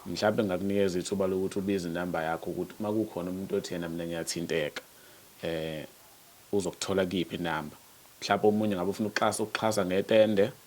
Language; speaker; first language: Zulu; native; Zulu